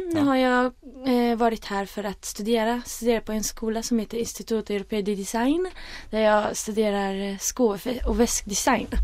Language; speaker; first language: Swedish; early bilingual, other home language; Arabic